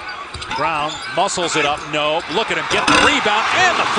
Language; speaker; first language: English; native; English